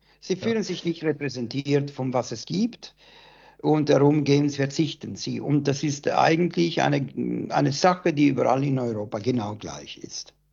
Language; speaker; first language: German; non-native, fluent; Italian